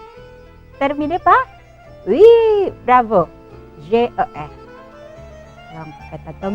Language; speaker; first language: French; non-native, fluent; Indonesian